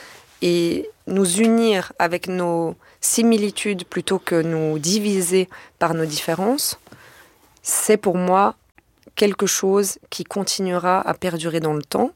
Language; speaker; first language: French; native; French